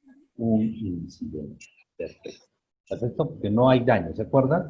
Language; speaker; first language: Spanish; native; Spanish